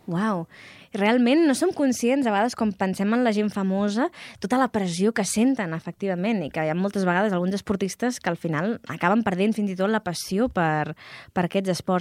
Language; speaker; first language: Catalan; native; Catalan